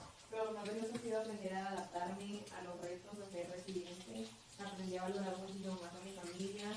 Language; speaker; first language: Spanish; early bilingual, heritage; Spanish